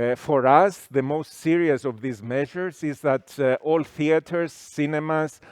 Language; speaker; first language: English; non-native, fluent; Greek